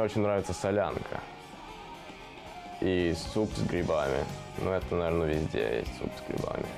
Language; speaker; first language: Russian; early bilingual, heritage; Finnish